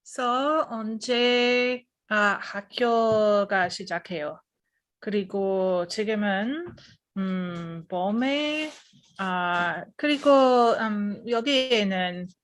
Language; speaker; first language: Korean; non-native, learner; English